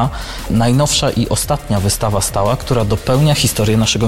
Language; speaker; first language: Polish; native; Polish